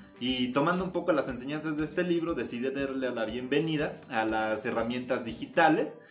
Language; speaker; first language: Spanish; native; Spanish